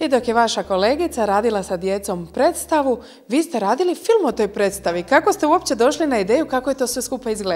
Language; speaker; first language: Croatian; native; Croatian